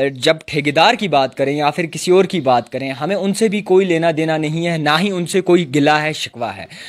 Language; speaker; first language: Urdu; non-native, local second language; Kashmiri